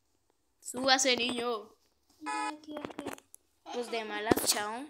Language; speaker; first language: Spanish; native; Spanish